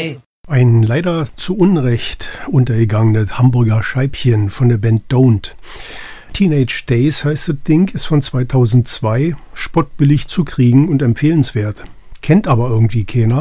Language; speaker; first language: German; native; German